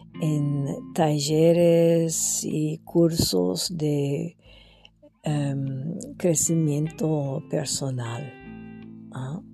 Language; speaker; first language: Spanish; non-native, fluent; French